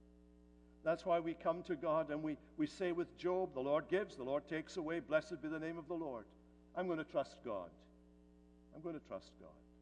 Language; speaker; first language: English; native; English